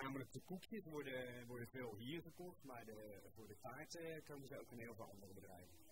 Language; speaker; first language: Dutch; native; Dutch